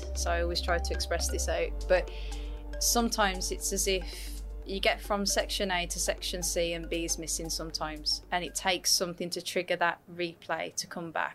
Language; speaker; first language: English; native; English